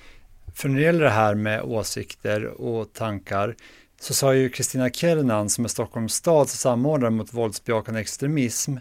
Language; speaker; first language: Swedish; native; Swedish